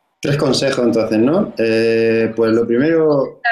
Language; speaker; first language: Spanish; native; Spanish